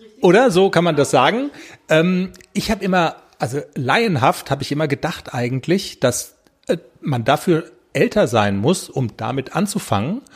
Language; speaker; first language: German; native; German